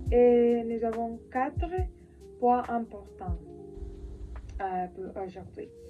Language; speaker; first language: French; non-native, learner; Spanish